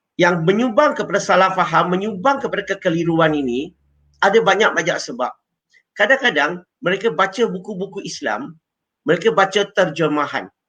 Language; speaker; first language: Malay; non-native, local second language; Chinese